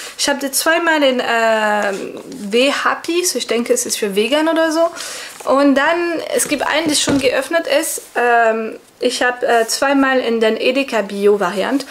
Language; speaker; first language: German; non-native, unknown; French